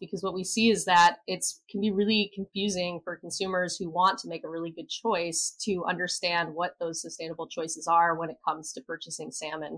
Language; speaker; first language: English; native; English